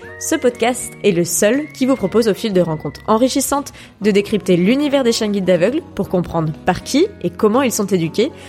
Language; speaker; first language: French; native; French